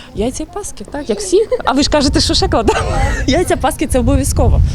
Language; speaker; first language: Ukrainian; native; Ukrainian